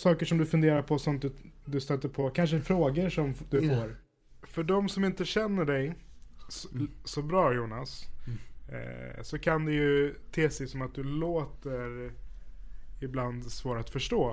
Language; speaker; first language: Swedish; native; Swedish